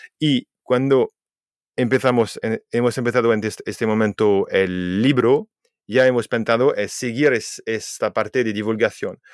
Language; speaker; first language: Spanish; non-native, fluent; French